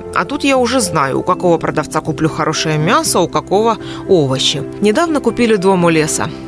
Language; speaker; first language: Russian; non-native, fluent; Chinese